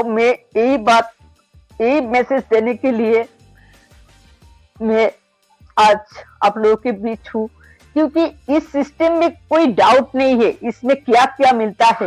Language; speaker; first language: Hindi; non-native, local second language; Bangla